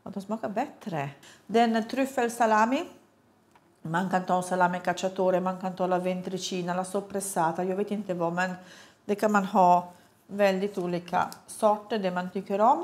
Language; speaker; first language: Swedish; non-native, fluent; Italian